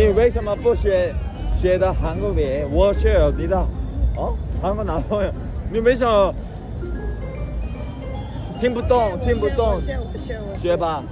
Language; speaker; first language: Chinese; non-native, learner; Korean